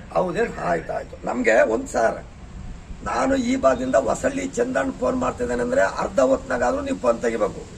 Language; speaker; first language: Kannada; native; Kannada